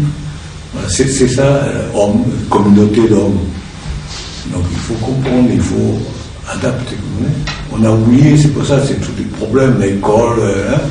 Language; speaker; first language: French; non-native, learner; Japanese